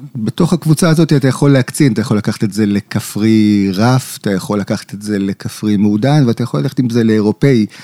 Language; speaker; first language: Hebrew; native; Hebrew